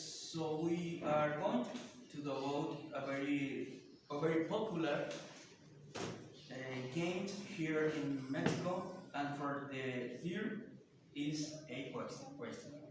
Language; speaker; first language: English; non-native, learner; Spanish